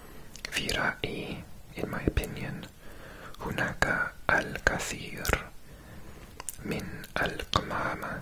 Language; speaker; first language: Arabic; non-native, learner; English